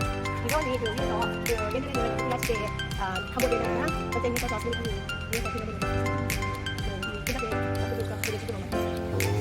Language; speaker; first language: Korean; non-native, learner; Thai